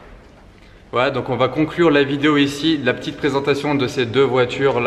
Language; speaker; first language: French; native; French